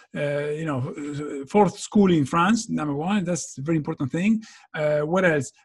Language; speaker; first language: English; non-native, fluent; Spanish